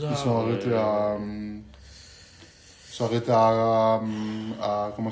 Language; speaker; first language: French; native; French